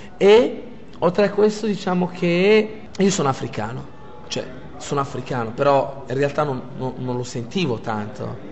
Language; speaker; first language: Italian; non-native, fluent; Arabic